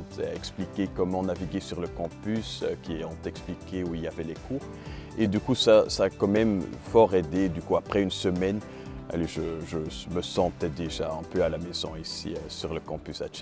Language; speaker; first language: French; non-native, fluent; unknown